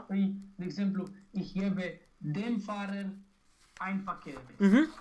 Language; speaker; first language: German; non-native, learner; Romanian